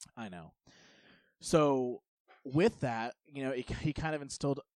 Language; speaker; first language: English; native; English